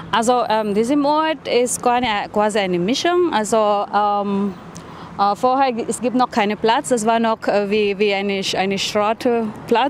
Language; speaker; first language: German; non-native, learner; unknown